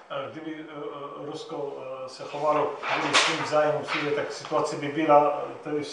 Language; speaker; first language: Czech; non-native, fluent; Arabic